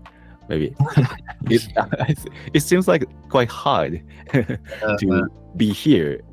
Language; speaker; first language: English; non-native, learner; Japanese